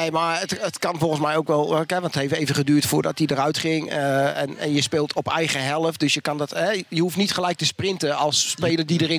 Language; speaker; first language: Dutch; native; Dutch